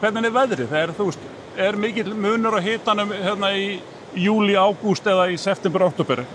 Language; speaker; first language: Icelandic; native; Icelandic